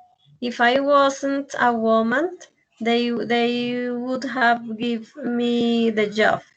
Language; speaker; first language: English; non-native, learner; Spanish